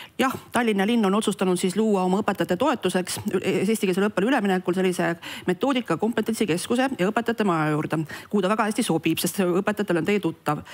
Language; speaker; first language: Estonian; non-native, local second language; Russian